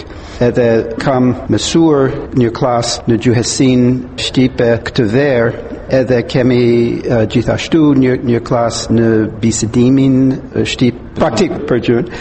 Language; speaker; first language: Albanian; non-native, fluent; English